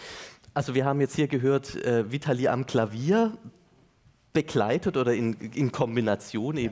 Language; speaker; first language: German; native; German